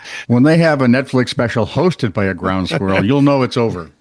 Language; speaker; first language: English; native; English